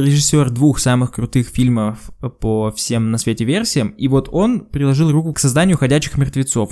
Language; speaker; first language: Russian; native; Russian